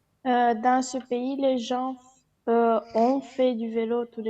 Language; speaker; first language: French; non-native, learner; Romanian